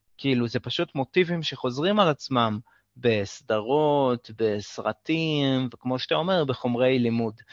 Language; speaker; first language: Hebrew; native; Hebrew